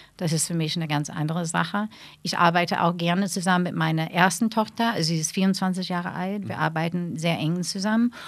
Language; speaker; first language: German; non-native, fluent; English